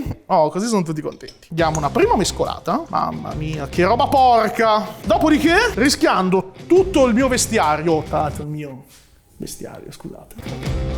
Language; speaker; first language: Italian; native; Italian